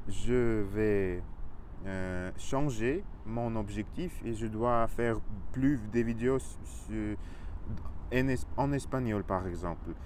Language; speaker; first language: French; non-native, fluent; Russian